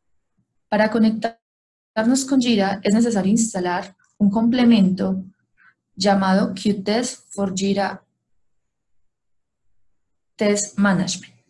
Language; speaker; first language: Spanish; native; Spanish